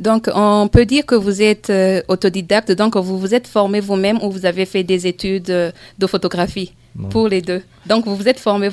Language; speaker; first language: French; non-native, local second language; Rundi